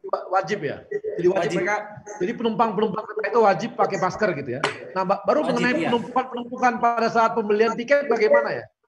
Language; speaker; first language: Indonesian; native; Indonesian